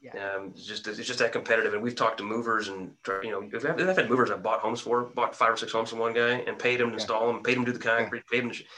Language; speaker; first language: English; native; English